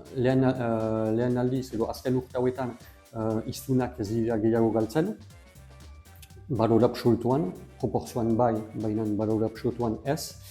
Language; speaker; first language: Basque; non-native, local second language; French